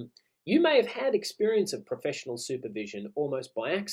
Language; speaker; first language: English; native; English